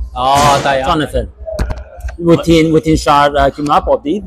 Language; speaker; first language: Welsh; non-native, learner; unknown